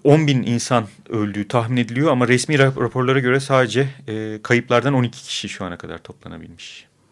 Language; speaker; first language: Turkish; native; Turkish